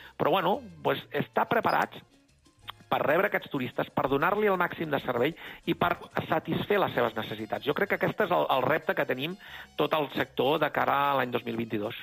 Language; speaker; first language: Catalan; native; Catalan